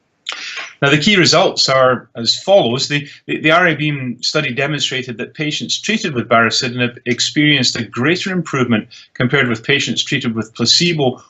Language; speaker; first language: English; native; English